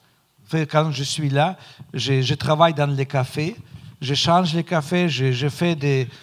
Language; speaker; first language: French; non-native, fluent; Russian